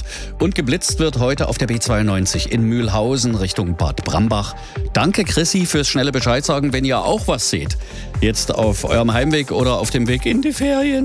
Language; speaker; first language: German; native; German